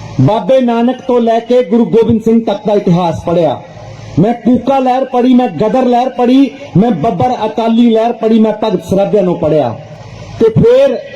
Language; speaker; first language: Punjabi; non-native, local second language; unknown